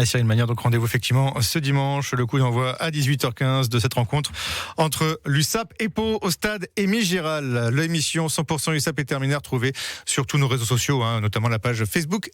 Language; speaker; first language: French; native; French